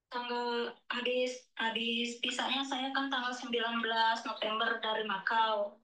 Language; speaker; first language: Indonesian; native; Indonesian